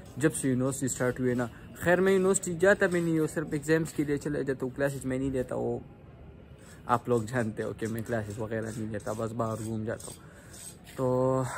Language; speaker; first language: Urdu; non-native, local second language; Pashto